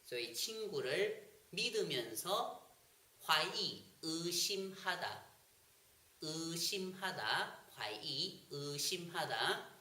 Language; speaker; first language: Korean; non-native, fluent; Chinese